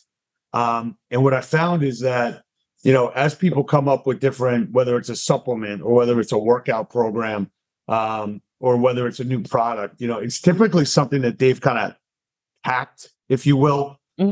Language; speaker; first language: English; native; English